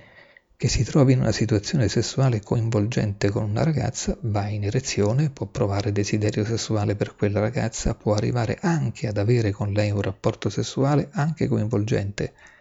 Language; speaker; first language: Italian; native; Italian